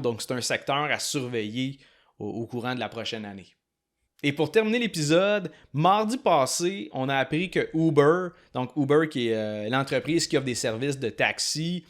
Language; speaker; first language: French; native; French